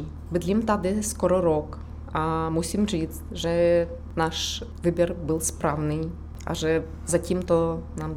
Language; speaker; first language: Czech; non-native, learner; Ukrainian